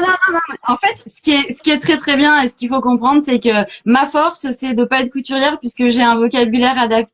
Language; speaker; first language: French; native; French